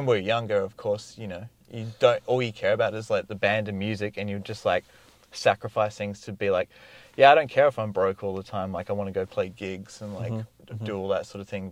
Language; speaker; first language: English; native; English